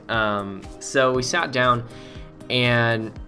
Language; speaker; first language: English; native; English